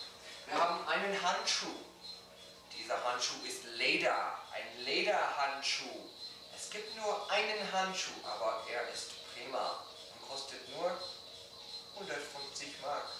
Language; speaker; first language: German; non-native, learner; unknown